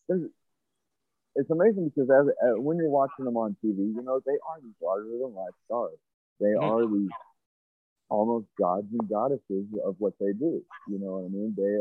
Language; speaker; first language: English; native; English